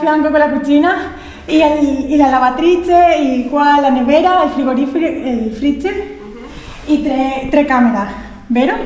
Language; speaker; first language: Italian; non-native, learner; Spanish